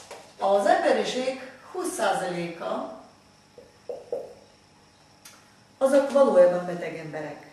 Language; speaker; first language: Hungarian; non-native, fluent; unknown